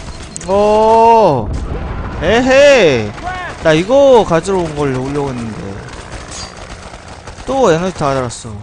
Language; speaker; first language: Korean; native; Korean